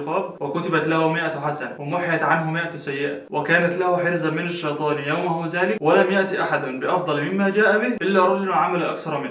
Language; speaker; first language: Arabic; native; Arabic